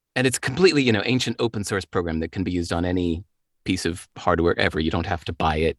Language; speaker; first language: English; native; English